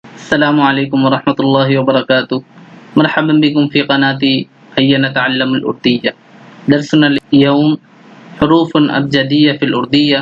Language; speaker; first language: Arabic; non-native, fluent; Urdu